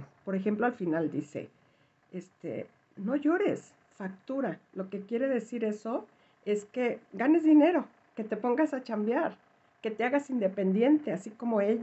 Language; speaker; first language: Spanish; native; Spanish